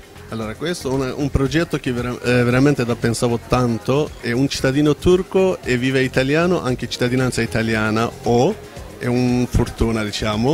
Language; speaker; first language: Italian; non-native, learner; Turkish